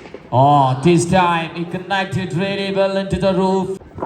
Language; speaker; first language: English; non-native, local second language; Malayalam